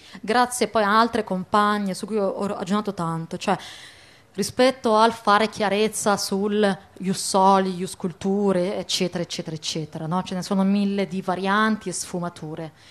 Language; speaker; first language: Italian; early bilingual, other home language; Arabic